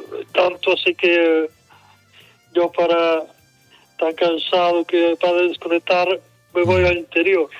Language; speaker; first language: Spanish; non-native, local second language; Galician